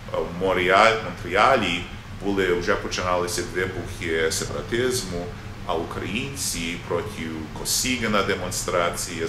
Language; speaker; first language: Ukrainian; early bilingual, other home language; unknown